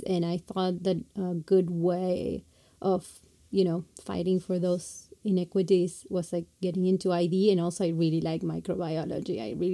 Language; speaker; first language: English; non-native, fluent; Spanish